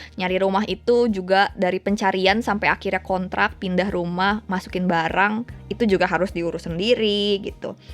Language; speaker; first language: Indonesian; native; Indonesian